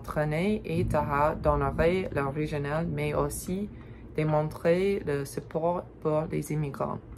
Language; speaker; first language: French; non-native, learner; English